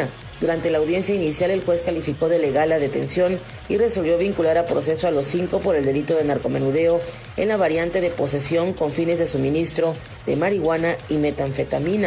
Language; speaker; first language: Spanish; native; Spanish